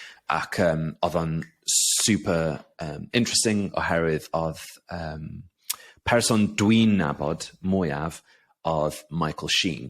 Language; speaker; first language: Welsh; non-native, local second language; English